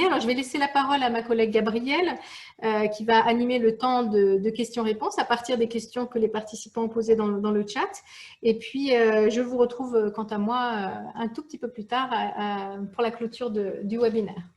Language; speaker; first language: French; native; French